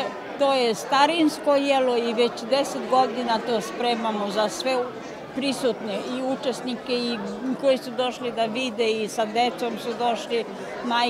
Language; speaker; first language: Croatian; non-native, local second language; Romanian